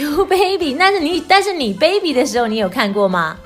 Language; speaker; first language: Chinese; native; Chinese